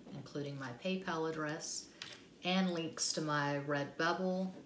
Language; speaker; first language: English; native; English